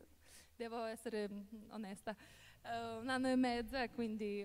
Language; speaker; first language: Italian; non-native, fluent; Russian